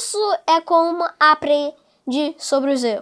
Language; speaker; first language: Portuguese; non-native, local second language; English